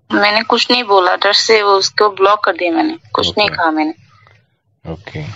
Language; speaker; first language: Hindi; non-native, learner; Bangla